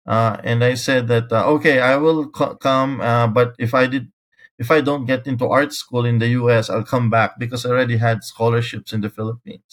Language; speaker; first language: English; non-native, local second language; Filipino